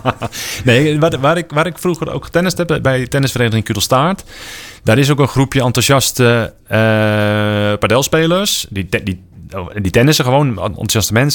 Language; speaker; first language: Dutch; native; Dutch